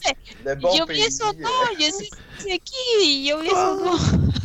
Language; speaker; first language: French; non-native, fluent; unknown